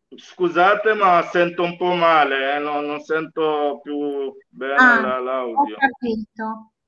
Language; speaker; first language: Italian; non-native, fluent; Swahili